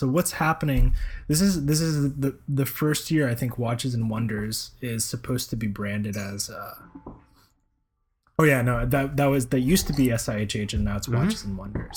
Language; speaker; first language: English; early bilingual, other home language; Spanish